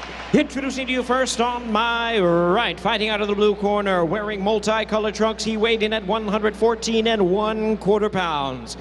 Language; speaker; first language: English; early bilingual, other home language; Spanish